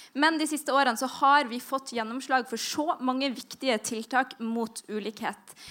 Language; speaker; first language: Norwegian; native; Norwegian